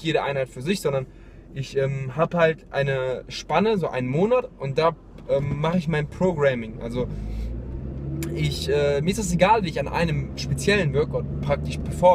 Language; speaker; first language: German; native; German